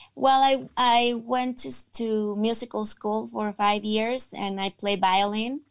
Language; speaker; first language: English; non-native, fluent; Spanish